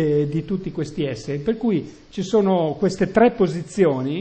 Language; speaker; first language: Italian; native; Italian